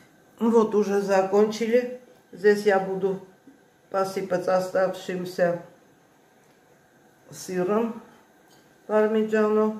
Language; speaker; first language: Russian; non-native, fluent; Armenian